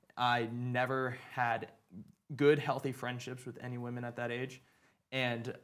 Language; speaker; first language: English; native; English